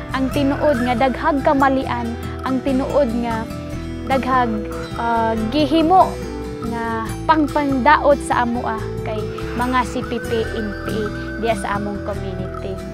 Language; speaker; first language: Cebuano; non-native, local second language; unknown